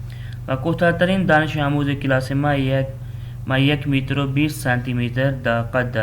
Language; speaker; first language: Persian; non-native, fluent; Urdu